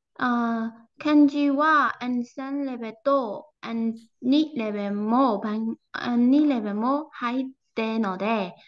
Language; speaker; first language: Japanese; non-native, learner; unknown